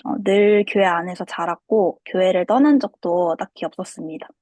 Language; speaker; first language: Korean; native; Korean